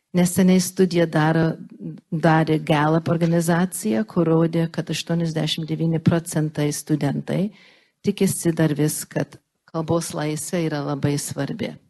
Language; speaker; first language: Lithuanian; early bilingual, heritage; Lithuanian